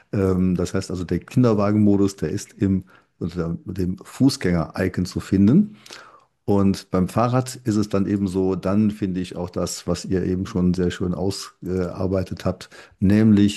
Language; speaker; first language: German; native; German